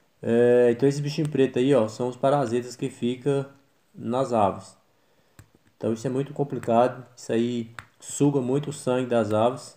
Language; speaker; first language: Portuguese; native; Portuguese